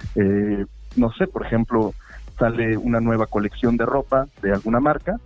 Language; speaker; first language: Spanish; native; Spanish